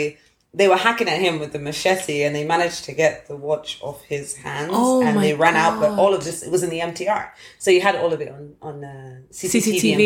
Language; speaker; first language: English; non-native, local second language; Yoruba